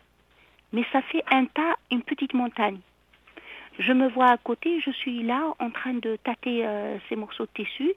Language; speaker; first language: French; non-native, local second language; Arabic